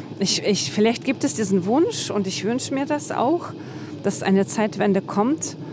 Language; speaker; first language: German; non-native, fluent; Ukrainian